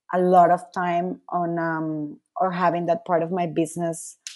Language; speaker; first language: English; non-native, fluent; Spanish